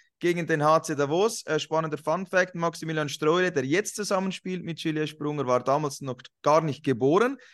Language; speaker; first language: German; native; German